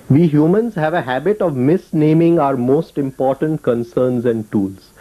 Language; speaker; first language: English; non-native, local second language; Gujarati